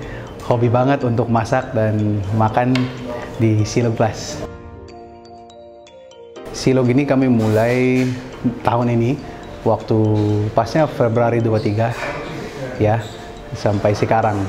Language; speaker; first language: Indonesian; non-native, fluent; Filipino